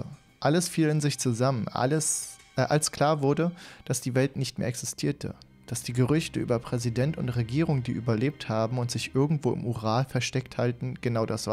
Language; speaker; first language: German; native; German